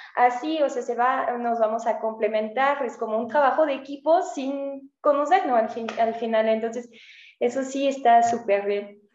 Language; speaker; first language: Spanish; non-native, fluent; French